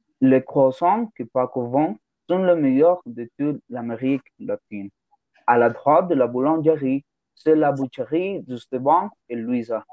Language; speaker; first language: French; non-native, learner; Spanish